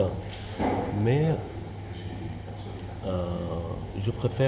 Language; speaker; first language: French; non-native, fluent; Arabic